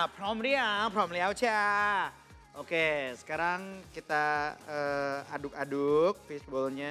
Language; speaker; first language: Indonesian; native; Indonesian